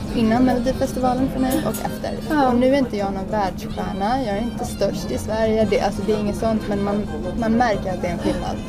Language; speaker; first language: Swedish; early bilingual, heritage; English